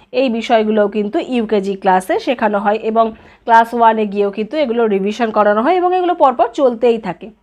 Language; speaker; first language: Bangla; native; Bangla